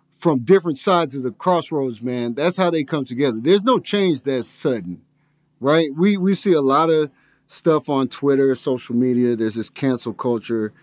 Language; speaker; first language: English; native; English